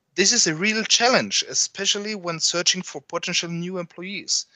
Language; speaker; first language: English; non-native, fluent; French